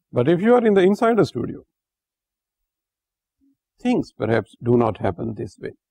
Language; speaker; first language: English; non-native, local second language; Urdu